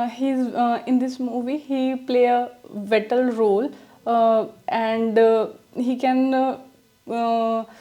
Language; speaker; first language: English; non-native, learner; Punjabi